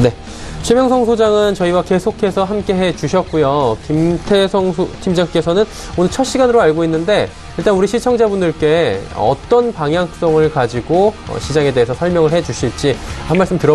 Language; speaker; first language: Korean; native; Korean